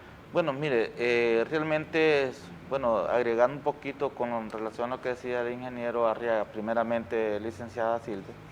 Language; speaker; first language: Spanish; native; Spanish